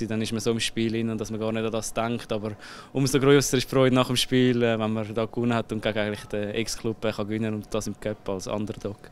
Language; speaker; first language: German; native; German